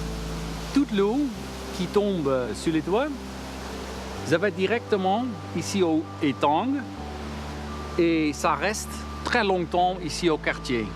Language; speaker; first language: French; non-native, learner; Dutch